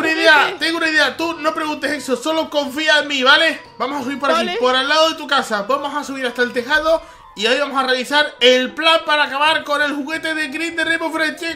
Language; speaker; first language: Spanish; native; Spanish